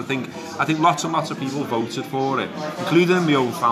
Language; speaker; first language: English; native; English